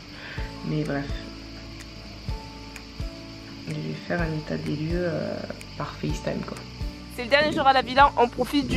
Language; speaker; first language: French; native; French